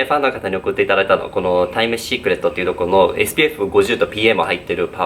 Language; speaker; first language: Japanese; early bilingual, heritage; Japanese